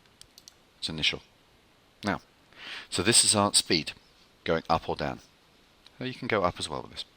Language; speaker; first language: English; native; English